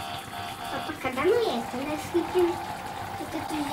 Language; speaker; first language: Russian; early bilingual, heritage; Russian